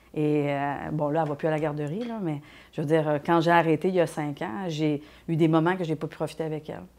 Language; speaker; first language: French; native; French